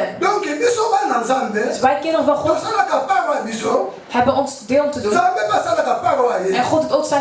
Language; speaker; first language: Dutch; non-native, fluent; Lingala